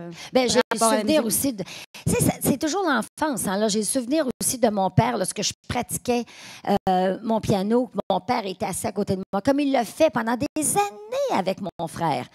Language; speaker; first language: French; native; French